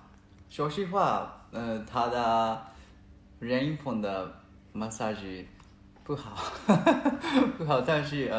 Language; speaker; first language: Chinese; non-native, learner; Japanese